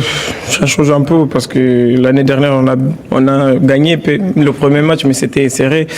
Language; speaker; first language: French; non-native, fluent; Portuguese